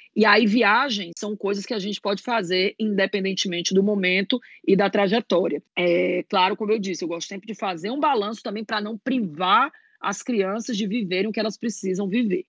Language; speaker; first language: Portuguese; native; Portuguese